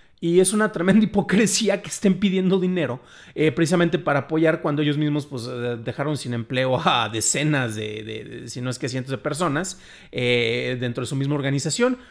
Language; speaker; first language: Spanish; native; Spanish